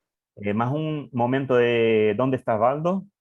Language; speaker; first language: Spanish; non-native, learner; English